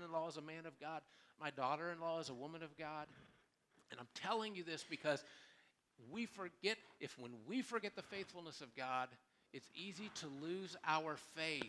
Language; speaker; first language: English; native; English